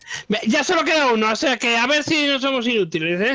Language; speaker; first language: Spanish; native; Spanish